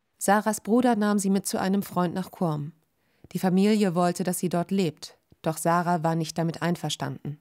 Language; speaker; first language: German; native; German